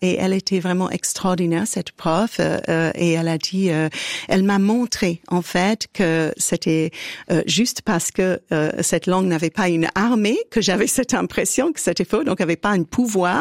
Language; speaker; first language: French; native; French